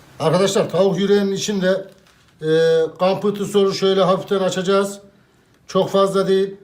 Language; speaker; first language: Turkish; native; Turkish